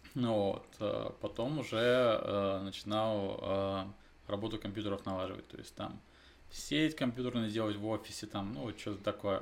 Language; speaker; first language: Russian; native; Russian